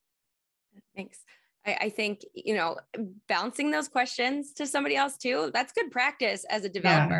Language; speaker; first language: English; native; English